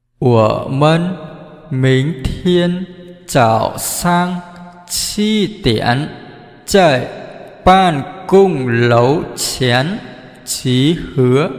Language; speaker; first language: Chinese; non-native, fluent; Vietnamese